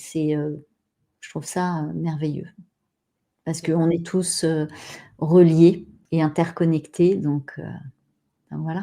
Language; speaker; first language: French; native; French